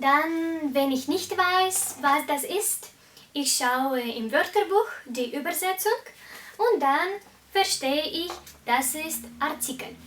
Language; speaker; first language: German; non-native, fluent; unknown